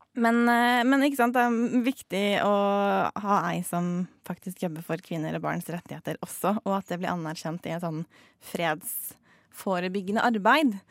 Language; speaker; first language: Norwegian; native; Norwegian